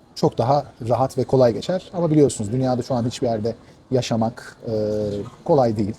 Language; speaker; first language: Turkish; non-native, fluent; Persian